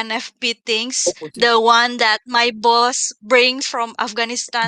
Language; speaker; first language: English; non-native, fluent; Indonesian